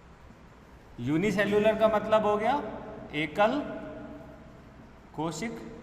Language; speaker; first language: Hindi; native; Hindi